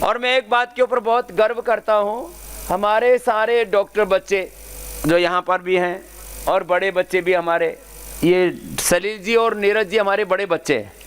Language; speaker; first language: Hindi; native; Hindi